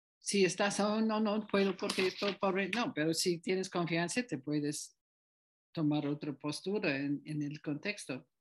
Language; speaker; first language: Spanish; non-native, fluent; English